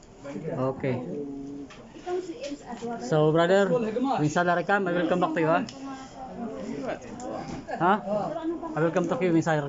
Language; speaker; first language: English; non-native, learner; Filipino